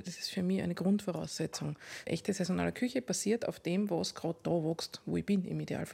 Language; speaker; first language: German; native; German